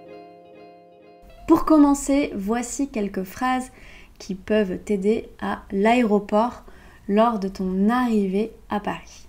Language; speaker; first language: French; native; French